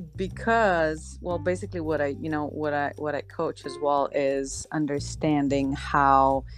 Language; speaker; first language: English; non-native, fluent; Slovenian